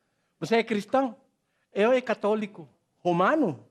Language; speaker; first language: Portuguese; non-native, learner; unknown